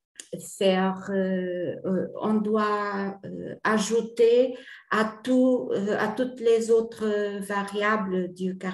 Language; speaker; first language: French; non-native, fluent; Portuguese